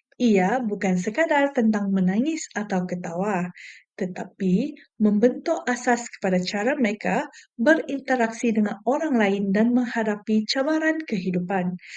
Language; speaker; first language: Malay; non-native, local second language; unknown